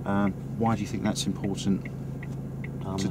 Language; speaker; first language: English; native; English